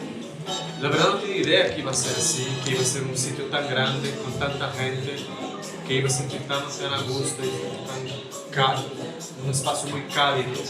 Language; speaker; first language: Spanish; non-native, fluent; Portuguese